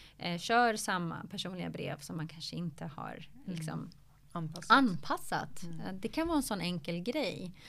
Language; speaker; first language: Swedish; early bilingual, other home language; Arabic